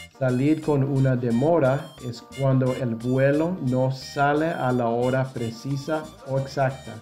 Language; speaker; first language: Spanish; non-native, fluent; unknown